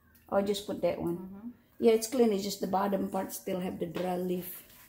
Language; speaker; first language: English; non-native, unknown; Indonesian